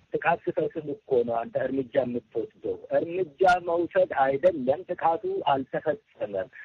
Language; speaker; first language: Amharic; non-native, local second language; Oromo